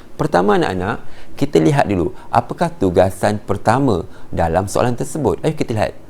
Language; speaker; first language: Malay; native; Malay